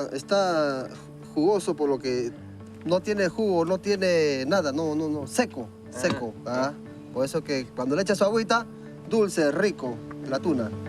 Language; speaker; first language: Spanish; native; Spanish